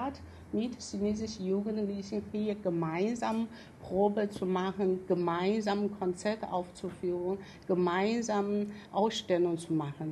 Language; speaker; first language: German; non-native, fluent; Chinese